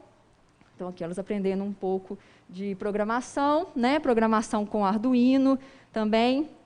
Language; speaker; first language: Portuguese; native; Portuguese